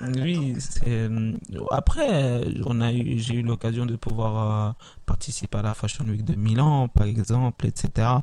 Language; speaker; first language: French; early bilingual, other home language; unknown